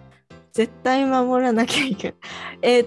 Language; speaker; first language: Japanese; early bilingual, heritage; Japanese